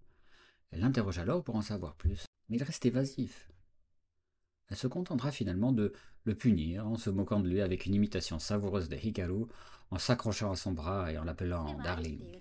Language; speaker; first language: French; native; French